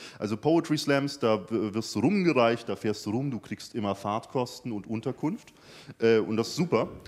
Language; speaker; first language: German; early bilingual, other home language; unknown